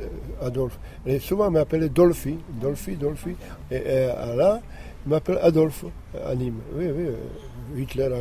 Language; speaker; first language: French; non-native, learner; Slovak